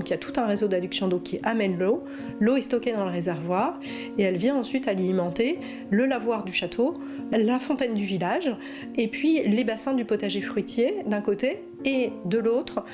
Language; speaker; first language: French; native; French